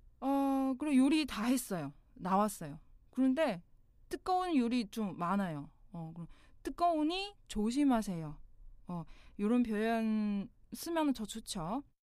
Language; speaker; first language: Korean; non-native, fluent; Chinese